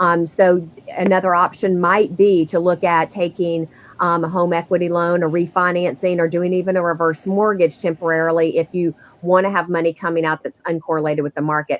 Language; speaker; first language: English; native; English